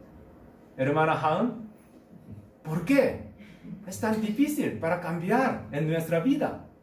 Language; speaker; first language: Spanish; non-native, learner; Korean